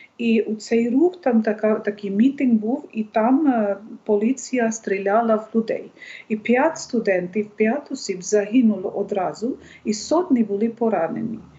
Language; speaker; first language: Ukrainian; non-native, fluent; Bangla